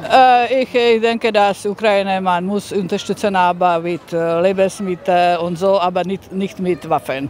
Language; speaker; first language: German; non-native, learner; Slovak